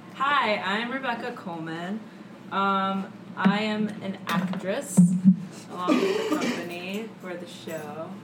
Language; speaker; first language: English; native; English